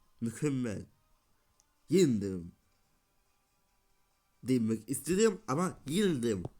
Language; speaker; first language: Turkish; non-native, learner; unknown